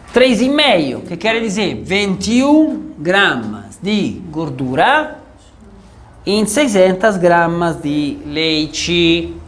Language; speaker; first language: Portuguese; non-native, fluent; Italian